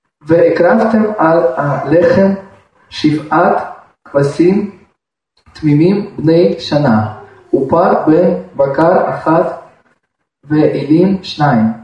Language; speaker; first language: Hebrew; non-native, fluent; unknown